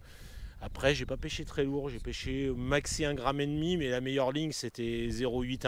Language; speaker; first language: French; native; French